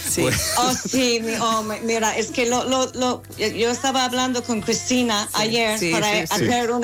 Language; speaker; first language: Spanish; non-native, learner; English